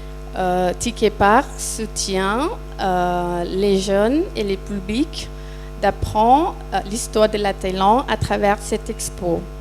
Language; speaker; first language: French; non-native, fluent; Thai